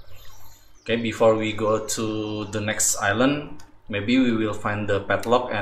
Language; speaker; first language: English; non-native, learner; Indonesian